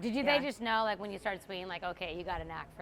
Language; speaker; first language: English; native; English